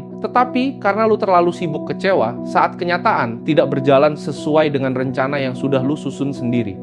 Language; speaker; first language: Indonesian; native; Indonesian